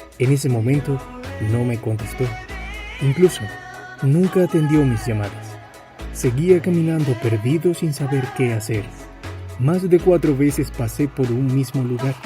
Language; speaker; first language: Spanish; native; Spanish